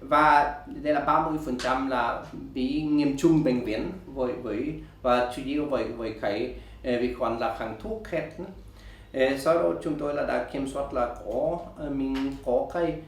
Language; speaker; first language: Vietnamese; non-native, learner; Swedish